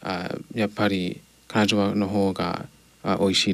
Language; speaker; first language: Japanese; non-native, learner; English